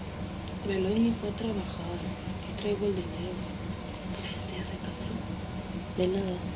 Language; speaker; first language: Spanish; native; Spanish